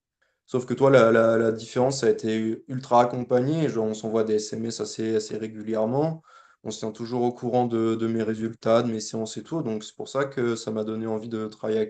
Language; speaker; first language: French; native; French